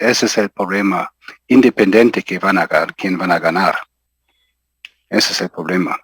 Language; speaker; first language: Spanish; non-native, fluent; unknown